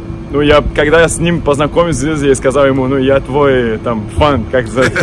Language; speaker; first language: Russian; non-native, fluent; Portuguese